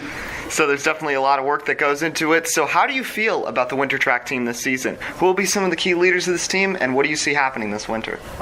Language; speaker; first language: English; native; English